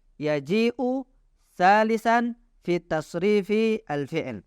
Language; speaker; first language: Arabic; non-native, fluent; Indonesian